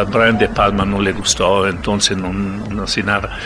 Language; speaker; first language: Spanish; non-native, learner; Italian